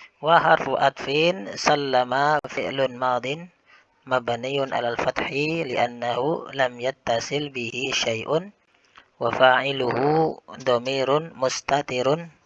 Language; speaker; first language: Arabic; non-native, fluent; Indonesian